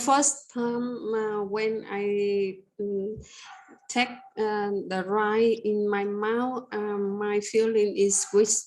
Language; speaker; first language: English; non-native, learner; Vietnamese